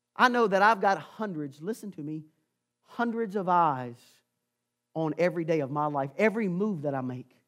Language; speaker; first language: English; native; English